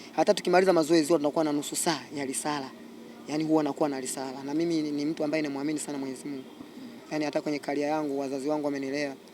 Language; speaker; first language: Swahili; native; Swahili